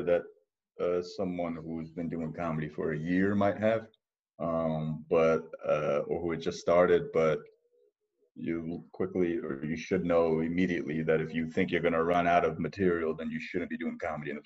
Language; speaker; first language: English; native; English